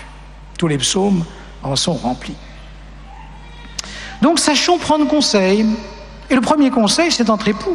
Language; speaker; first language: French; native; French